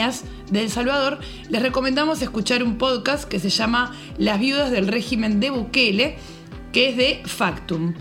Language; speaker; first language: Spanish; native; Spanish